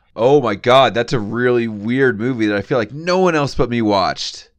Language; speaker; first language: English; native; English